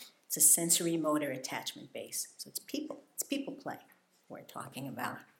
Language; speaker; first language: English; native; English